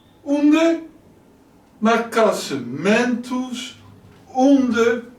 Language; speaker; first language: Portuguese; non-native, learner; Dutch